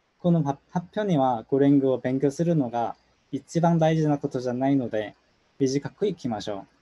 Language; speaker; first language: Japanese; non-native, learner; Korean